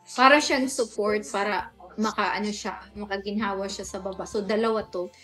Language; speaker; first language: Filipino; non-native, local second language; Cebuano